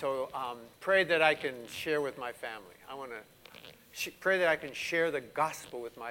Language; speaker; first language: English; native; English